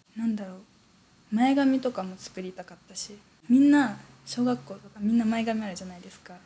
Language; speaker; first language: Japanese; native; Japanese